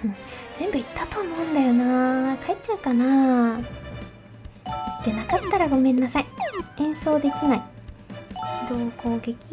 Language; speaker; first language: Japanese; native; Japanese